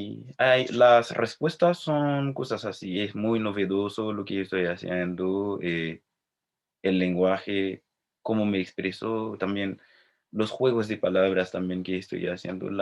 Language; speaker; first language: Spanish; non-native, fluent; Haitian Creole